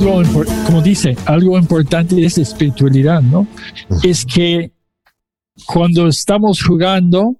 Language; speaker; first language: Spanish; non-native, fluent; English